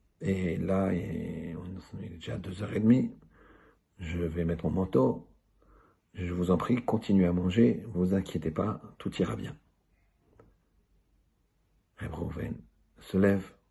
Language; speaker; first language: French; native; French